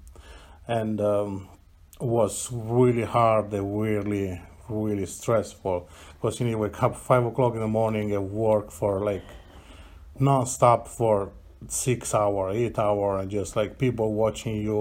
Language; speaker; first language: English; non-native, learner; Italian